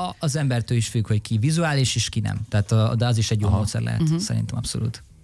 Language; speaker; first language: Hungarian; early bilingual, heritage; Hungarian